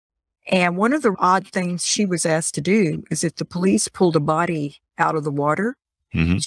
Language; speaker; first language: English; native; English